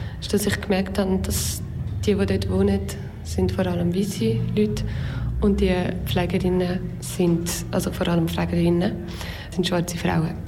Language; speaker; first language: German; non-native, local second language; French